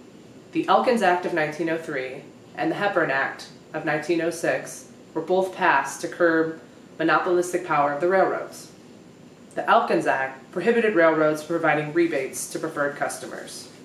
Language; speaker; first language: English; native; English